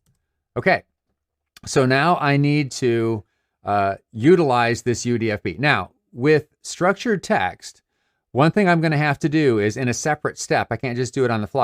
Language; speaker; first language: English; native; English